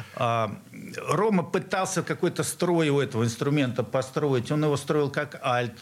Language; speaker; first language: Russian; native; Russian